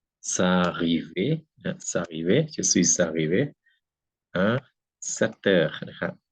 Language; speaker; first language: French; non-native, fluent; Thai